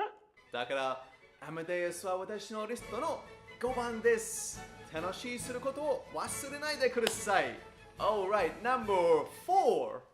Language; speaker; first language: Japanese; non-native, fluent; English